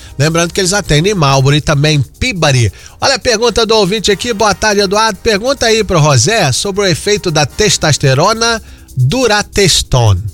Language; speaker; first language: Portuguese; native; Portuguese